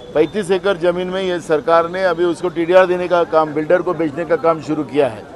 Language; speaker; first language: Hindi; non-native, local second language; Marathi